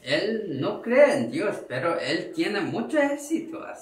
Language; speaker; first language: Spanish; non-native, learner; Korean